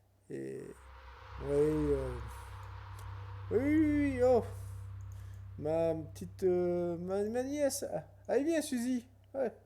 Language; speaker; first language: French; native; French